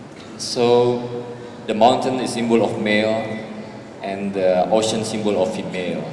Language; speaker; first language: English; non-native, learner; Indonesian